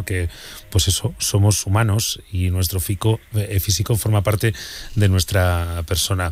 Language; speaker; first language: Spanish; native; Spanish